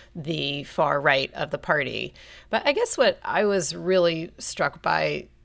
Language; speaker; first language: English; native; English